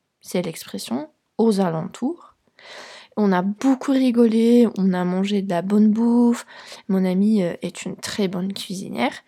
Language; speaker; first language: French; non-native, fluent; Polish